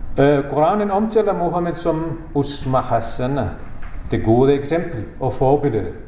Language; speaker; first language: Danish; non-native, fluent; Bosnian